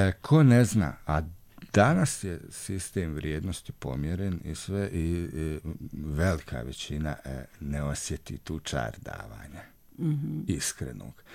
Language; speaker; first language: Serbian; native; Serbian